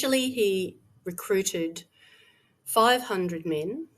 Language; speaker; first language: English; native; English